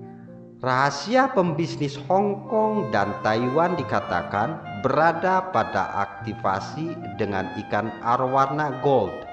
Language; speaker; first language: Indonesian; native; Indonesian